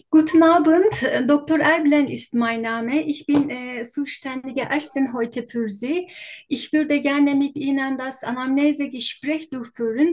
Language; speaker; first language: German; non-native, learner; Turkish